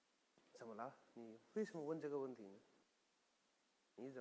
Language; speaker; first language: Chinese; non-native, fluent; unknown